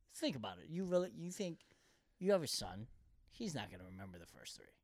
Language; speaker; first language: English; early bilingual, other home language; Korean